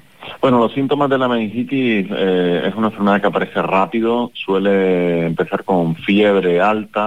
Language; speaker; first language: Spanish; native; Spanish